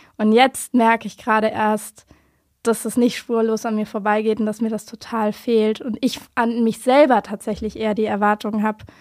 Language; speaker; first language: German; native; German